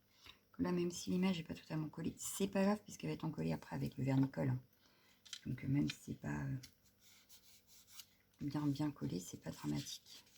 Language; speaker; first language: French; native; French